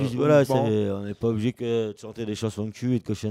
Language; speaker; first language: French; native; French